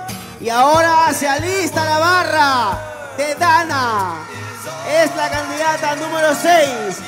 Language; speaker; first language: Spanish; native; Spanish